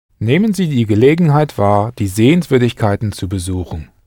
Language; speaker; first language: German; non-native, learner; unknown